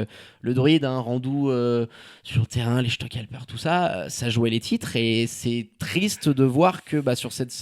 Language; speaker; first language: French; native; French